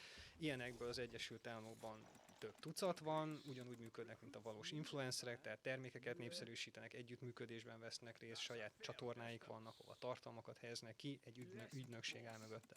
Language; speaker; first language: Hungarian; native; Hungarian